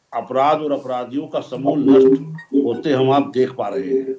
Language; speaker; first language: Hindi; native; Hindi